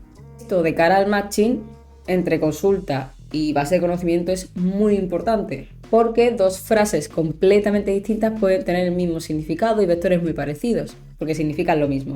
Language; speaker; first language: Spanish; native; Spanish